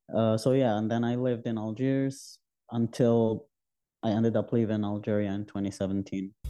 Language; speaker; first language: English; non-native, fluent; Arabic